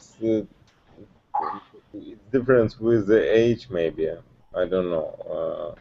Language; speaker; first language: English; non-native, learner; Russian